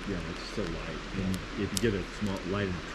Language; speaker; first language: English; native; English